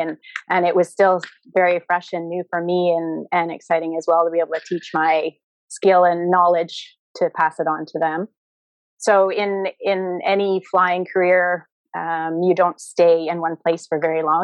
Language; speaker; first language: English; native; English